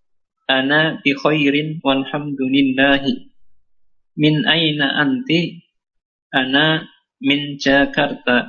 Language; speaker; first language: Arabic; non-native, learner; Indonesian